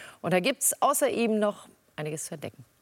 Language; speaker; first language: German; native; German